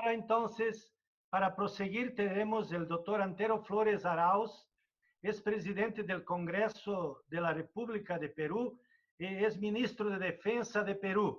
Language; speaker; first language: Spanish; non-native, fluent; Portuguese